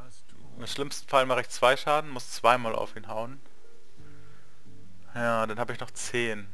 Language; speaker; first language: German; native; German